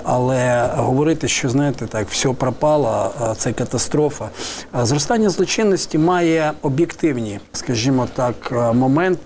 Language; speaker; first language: Ukrainian; native; Ukrainian